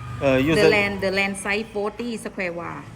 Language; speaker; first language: English; non-native, local second language; Thai